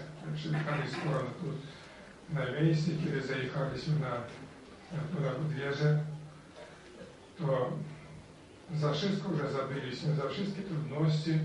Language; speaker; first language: Polish; non-native, learner; Ukrainian